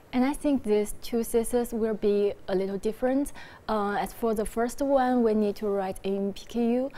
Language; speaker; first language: English; non-native, fluent; Chinese